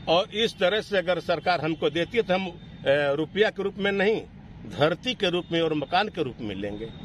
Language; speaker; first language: Hindi; native; Hindi